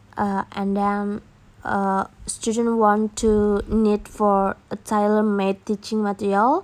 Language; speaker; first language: English; non-native, learner; Indonesian